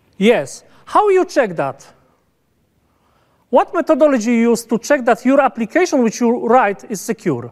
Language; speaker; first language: English; non-native, fluent; Polish